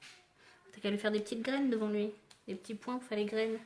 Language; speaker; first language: French; native; French